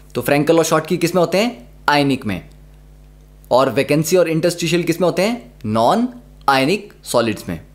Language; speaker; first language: Hindi; native; Hindi